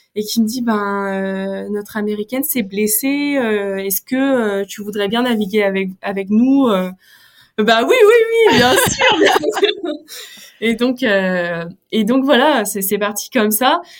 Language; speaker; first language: French; native; French